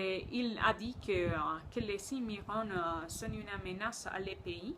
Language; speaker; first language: French; non-native, learner; Spanish